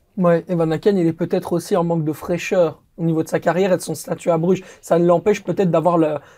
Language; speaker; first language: French; native; French